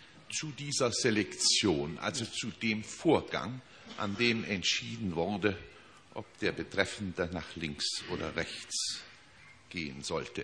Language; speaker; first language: German; native; German